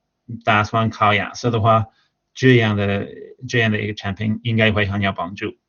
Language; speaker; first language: Chinese; non-native, fluent; English